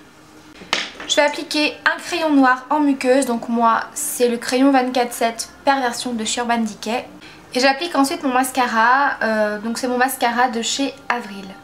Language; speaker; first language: French; native; French